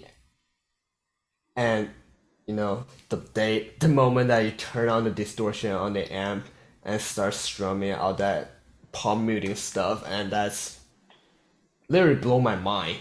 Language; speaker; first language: English; non-native, fluent; Korean